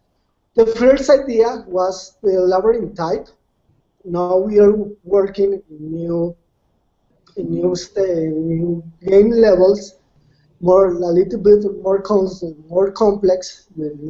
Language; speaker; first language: English; non-native, learner; Spanish